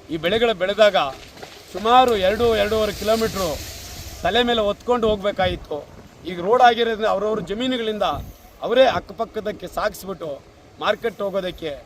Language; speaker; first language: Kannada; native; Kannada